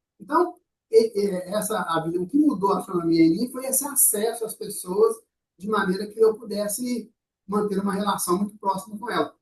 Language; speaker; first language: Portuguese; native; Portuguese